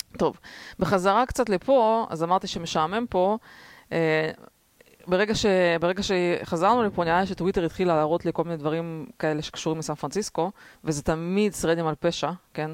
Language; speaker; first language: Hebrew; early bilingual, other home language; Russian